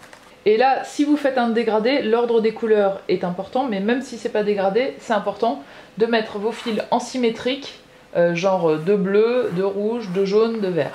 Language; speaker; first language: French; native; French